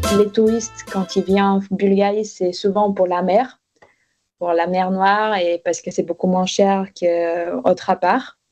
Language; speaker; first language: French; non-native, fluent; Bulgarian